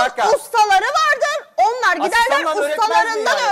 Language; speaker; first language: Turkish; native; Turkish